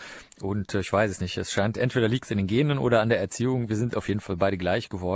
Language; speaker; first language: German; native; German